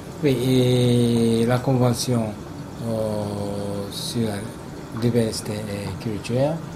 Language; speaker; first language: French; non-native, fluent; Japanese